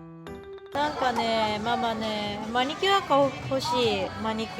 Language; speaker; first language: Japanese; non-native, fluent; Filipino